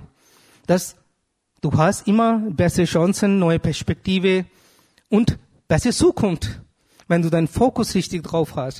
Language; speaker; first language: German; non-native, fluent; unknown